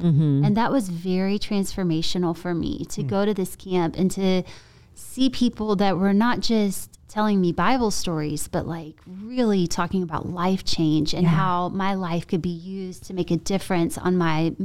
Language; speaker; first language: English; native; English